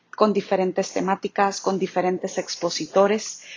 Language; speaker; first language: Spanish; native; Spanish